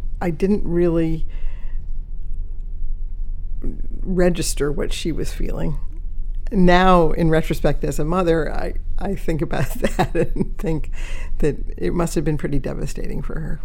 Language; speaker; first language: English; native; English